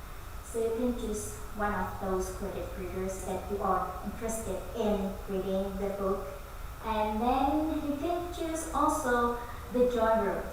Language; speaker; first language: English; non-native, fluent; Indonesian